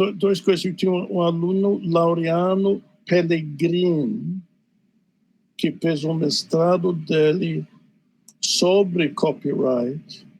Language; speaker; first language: Portuguese; non-native, fluent; English